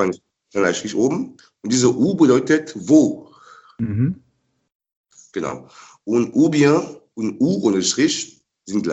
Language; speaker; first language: German; non-native, fluent; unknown